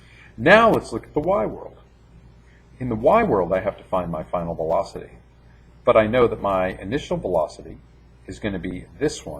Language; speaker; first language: English; native; English